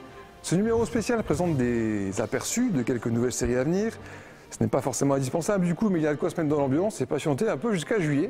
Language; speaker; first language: French; native; French